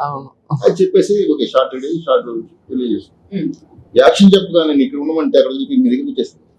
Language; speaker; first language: Telugu; native; Telugu